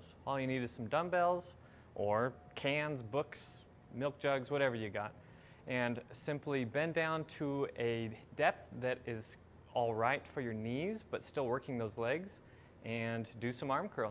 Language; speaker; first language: English; native; English